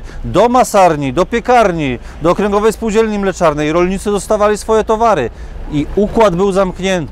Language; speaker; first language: Polish; native; Polish